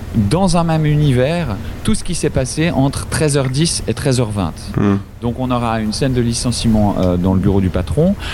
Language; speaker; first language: French; native; French